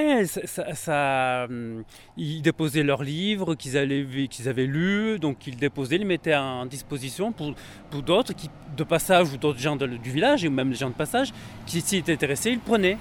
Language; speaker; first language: French; native; French